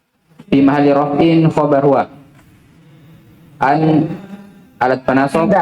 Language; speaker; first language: Arabic; non-native, learner; Indonesian